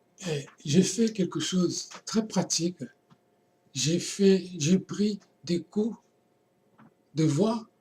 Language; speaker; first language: French; non-native, fluent; Portuguese